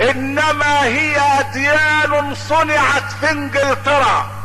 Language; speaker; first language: Arabic; native; Arabic